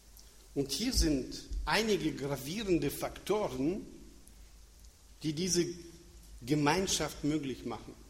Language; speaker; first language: German; non-native, fluent; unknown